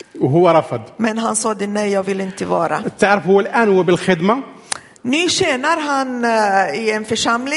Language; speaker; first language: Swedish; non-native, fluent; Arabic